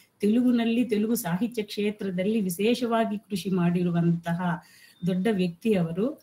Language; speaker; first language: Kannada; non-native, local second language; Telugu